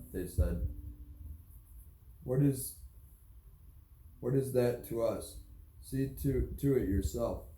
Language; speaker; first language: English; native; English